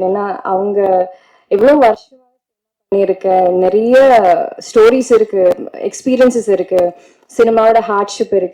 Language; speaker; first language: Tamil; non-native, learner; Malayalam